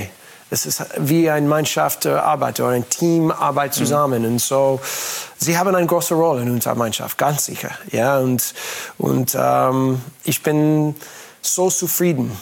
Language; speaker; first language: German; non-native, learner; English